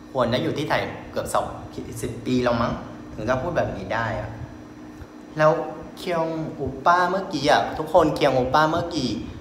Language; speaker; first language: Thai; non-native, fluent; Vietnamese